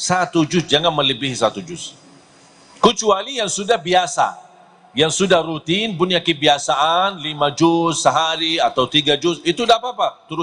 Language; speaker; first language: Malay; non-native, fluent; Arabic